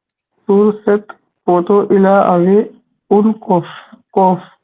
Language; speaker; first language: French; non-native, learner; Hindi